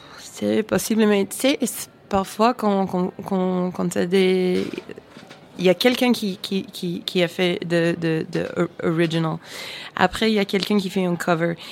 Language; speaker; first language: French; non-native, fluent; English